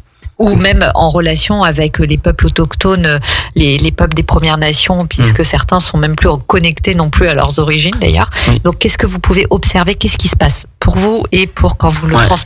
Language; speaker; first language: French; native; French